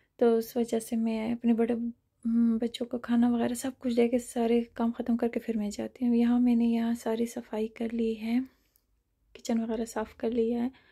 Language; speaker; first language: Urdu; non-native, fluent; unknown